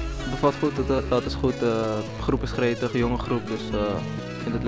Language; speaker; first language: Dutch; native; Dutch